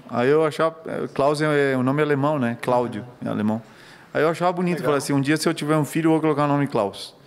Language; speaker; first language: Portuguese; non-native, fluent; Spanish